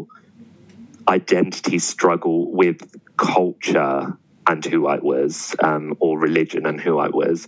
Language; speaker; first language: English; native; English